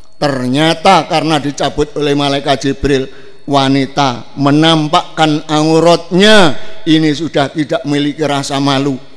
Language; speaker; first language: Indonesian; non-native, local second language; Javanese